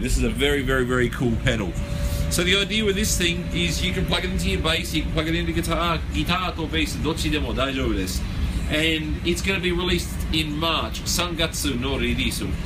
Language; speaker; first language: English; native; English